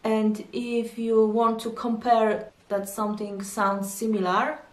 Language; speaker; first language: English; non-native, fluent; Polish